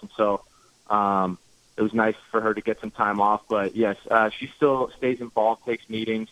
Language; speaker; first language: English; native; English